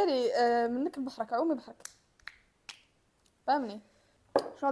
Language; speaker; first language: Arabic; native; Arabic